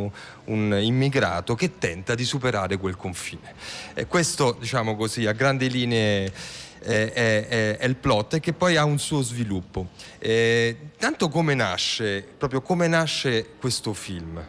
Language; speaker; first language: Italian; native; Italian